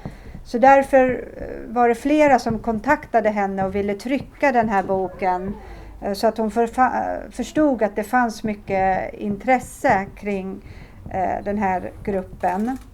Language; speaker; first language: Swedish; early bilingual, other home language; Assyrian Neo-Aramaic